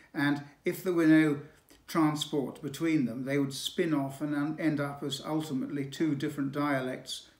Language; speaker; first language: English; native; English